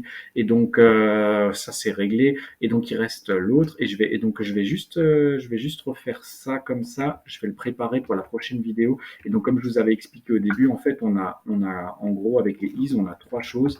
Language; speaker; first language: French; native; French